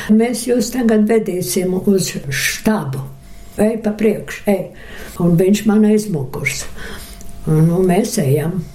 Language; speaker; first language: Latvian; early bilingual, other home language; Russian